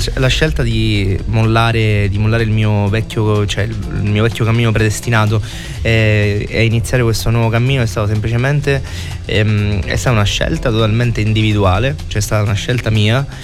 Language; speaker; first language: Italian; native; Italian